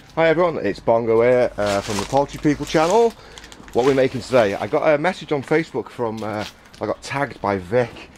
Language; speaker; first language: English; native; English